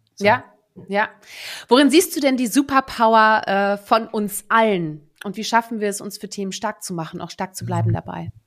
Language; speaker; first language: German; early bilingual, other home language; Dutch